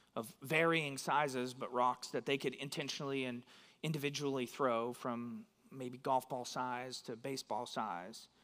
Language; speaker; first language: English; native; English